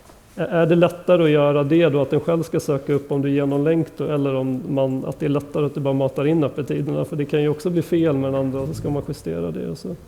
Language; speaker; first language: Swedish; native; Swedish